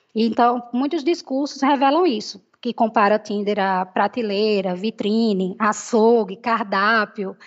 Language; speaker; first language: Portuguese; native; Portuguese